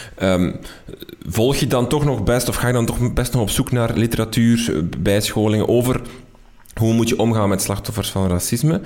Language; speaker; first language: Dutch; native; Dutch